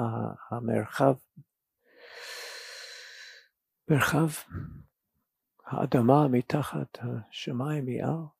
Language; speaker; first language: Hebrew; non-native, fluent; English